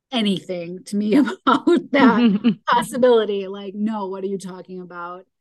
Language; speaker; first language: English; native; English